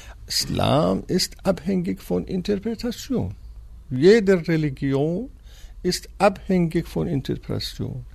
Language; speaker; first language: German; non-native, fluent; Persian